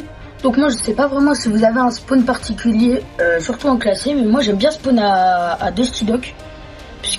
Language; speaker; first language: French; native; French